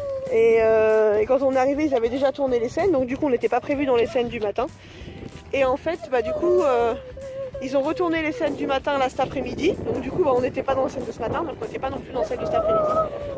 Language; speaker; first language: French; native; French